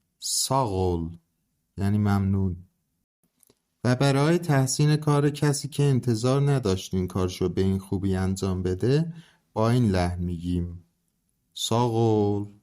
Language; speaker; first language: Persian; non-native, local second language; Azerbaijani